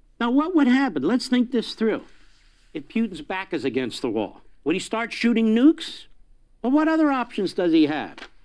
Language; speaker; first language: English; native; English